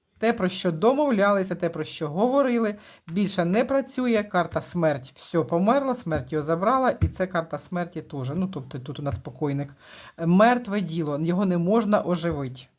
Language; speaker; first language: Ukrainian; non-native, local second language; Russian